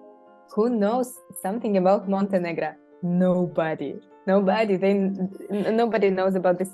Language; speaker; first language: English; non-native, fluent; Russian